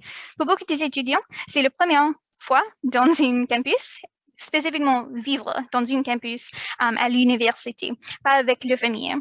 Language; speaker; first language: French; non-native, learner; English